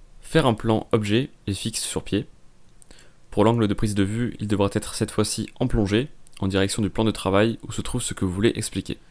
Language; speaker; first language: French; native; French